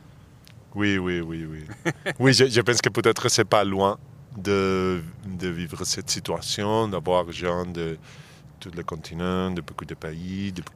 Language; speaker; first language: French; non-native, fluent; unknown